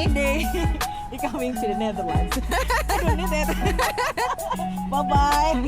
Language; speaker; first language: English; non-native, learner; Indonesian